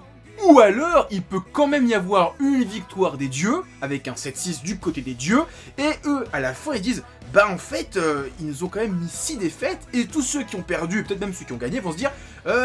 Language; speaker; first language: French; native; French